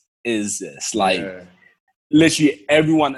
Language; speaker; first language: English; native; English